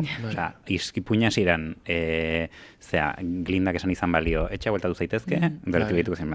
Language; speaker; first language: Basque; native; Basque